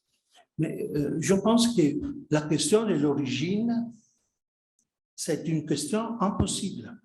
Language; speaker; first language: French; non-native, fluent; Italian